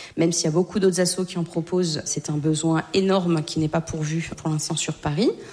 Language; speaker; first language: French; native; French